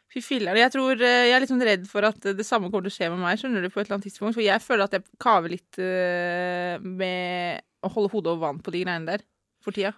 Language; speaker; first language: Norwegian; native; Norwegian